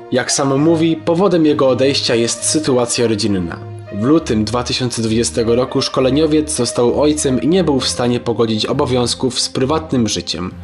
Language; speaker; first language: Polish; native; Polish